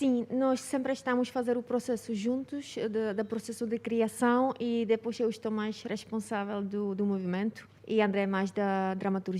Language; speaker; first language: Portuguese; non-native, fluent; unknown